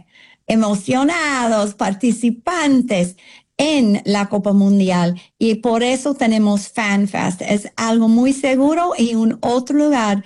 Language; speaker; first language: Spanish; non-native, fluent; English